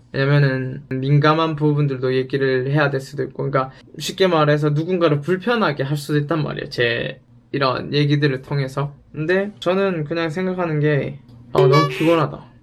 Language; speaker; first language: Korean; native; Korean